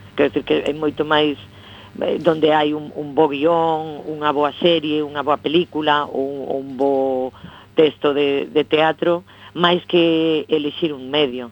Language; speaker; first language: Galician; non-native, local second language; Spanish